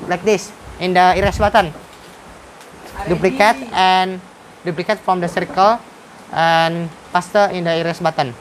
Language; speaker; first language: English; non-native, learner; Indonesian